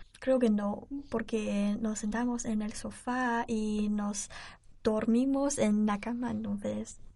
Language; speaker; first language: Spanish; non-native, learner; Chinese